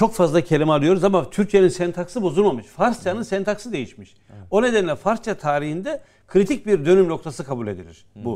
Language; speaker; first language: Turkish; native; Turkish